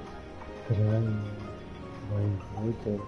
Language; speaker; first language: Greek; native; Greek